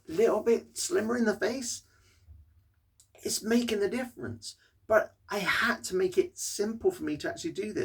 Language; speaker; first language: English; native; English